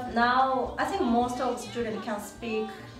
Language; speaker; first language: English; non-native, learner; Japanese